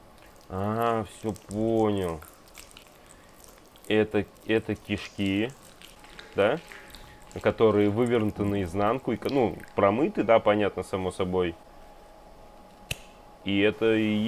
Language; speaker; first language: Russian; native; Russian